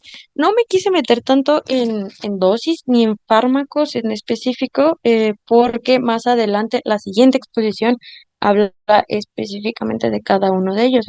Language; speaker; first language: Spanish; native; Spanish